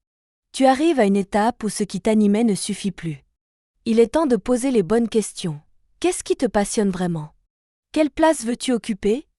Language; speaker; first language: French; native; French